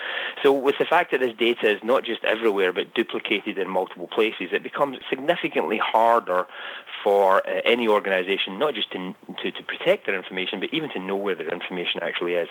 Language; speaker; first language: English; native; English